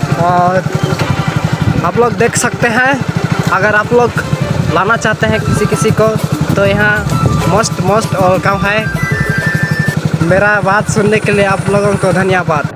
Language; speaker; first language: Hindi; non-native, local second language; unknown